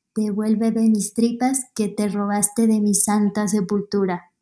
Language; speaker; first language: Spanish; native; Spanish